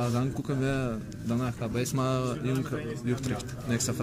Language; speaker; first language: German; non-native, learner; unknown